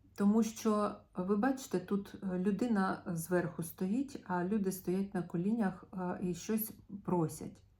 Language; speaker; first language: Ukrainian; non-native, local second language; Russian